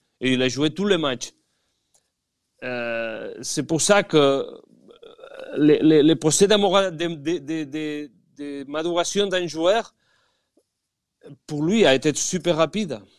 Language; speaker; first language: French; non-native, fluent; Spanish